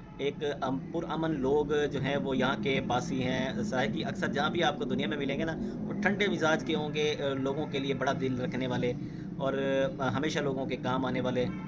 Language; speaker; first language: Urdu; non-native, local second language; Saraiki